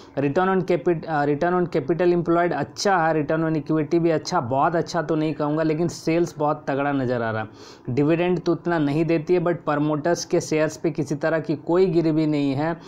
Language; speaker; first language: Hindi; native; Hindi